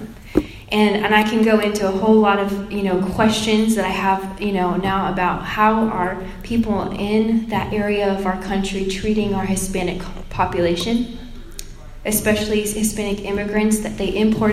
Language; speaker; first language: English; native; English